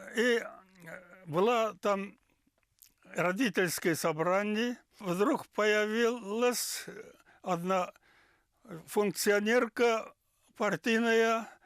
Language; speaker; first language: Russian; non-native, local second language; Bashkir